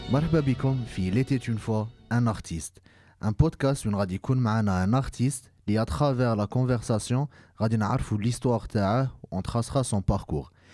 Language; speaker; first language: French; non-native, local second language; Arabic